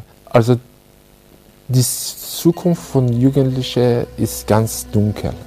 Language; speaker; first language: German; non-native, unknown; Persian